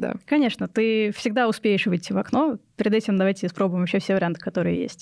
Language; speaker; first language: Russian; native; Russian